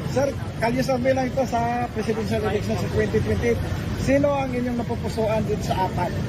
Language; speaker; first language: Filipino; native; Filipino